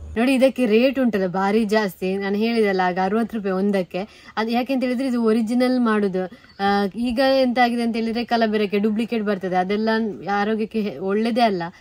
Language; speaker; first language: Kannada; non-native, local second language; Tulu